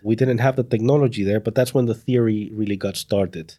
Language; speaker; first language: English; non-native, fluent; Spanish